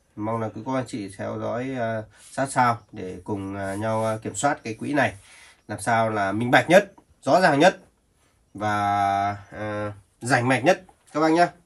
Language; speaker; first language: Vietnamese; native; Vietnamese